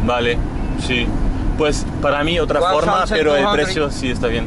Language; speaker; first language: Spanish; non-native, fluent; Dutch